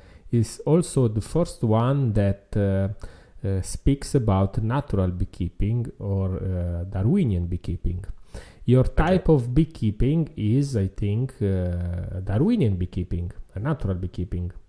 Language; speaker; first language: English; non-native, fluent; Italian